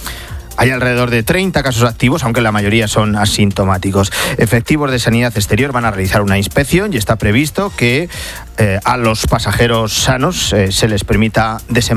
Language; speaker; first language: Spanish; native; Spanish